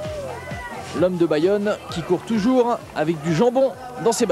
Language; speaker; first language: French; native; French